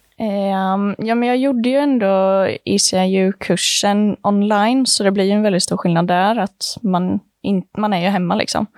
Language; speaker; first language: Swedish; native; Swedish